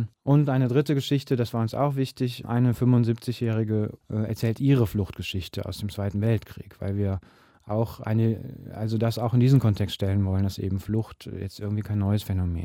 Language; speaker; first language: German; native; German